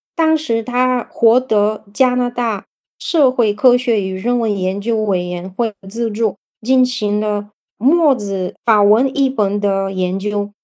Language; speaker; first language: Chinese; non-native, fluent; Bulgarian